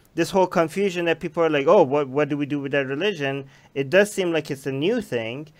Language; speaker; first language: English; non-native, fluent; Persian